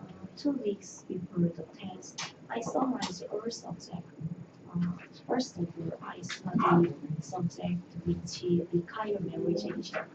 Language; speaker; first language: English; non-native, learner; Korean